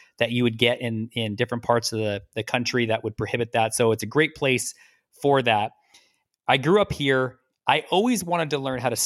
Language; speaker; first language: English; native; English